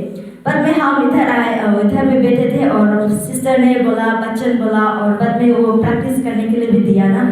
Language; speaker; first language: Hindi; non-native, local second language; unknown